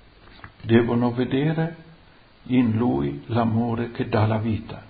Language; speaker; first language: Italian; native; Italian